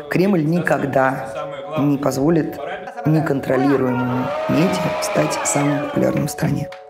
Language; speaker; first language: Russian; native; Russian